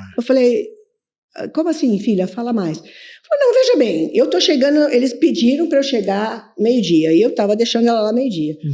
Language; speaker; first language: Portuguese; native; Portuguese